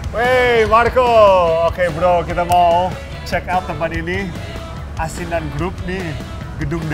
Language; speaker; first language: Indonesian; non-native, fluent; English